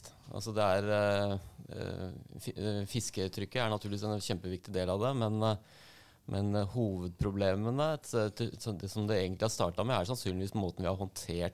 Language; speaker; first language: Norwegian; native; Norwegian